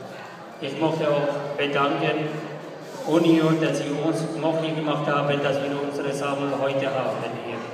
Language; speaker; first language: German; non-native, learner; Somali